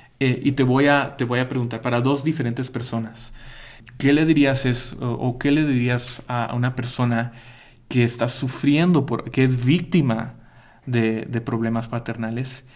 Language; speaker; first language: Spanish; early bilingual, heritage; Spanish